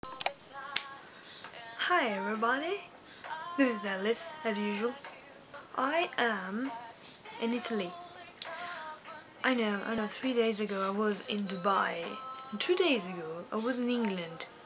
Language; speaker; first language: English; non-native, fluent; Italian